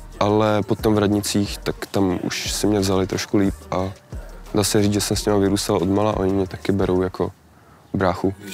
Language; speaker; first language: Czech; early bilingual, other home language; Slovak